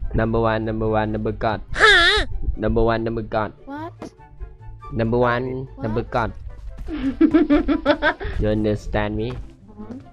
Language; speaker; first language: English; non-native, learner; Thai